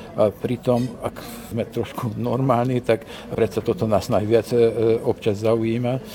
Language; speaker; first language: Slovak; early bilingual, heritage; Slovak